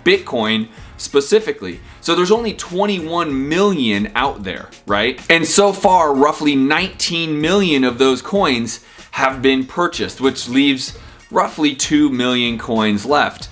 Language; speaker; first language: English; native; English